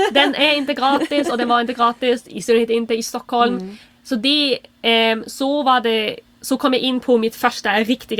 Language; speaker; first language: Swedish; non-native, fluent; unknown